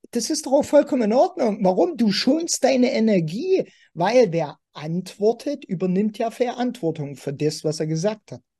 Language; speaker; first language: German; native; German